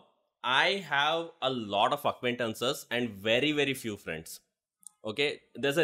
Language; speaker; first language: English; non-native, local second language; Kannada